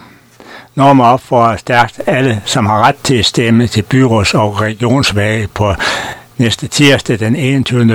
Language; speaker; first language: Danish; native; Danish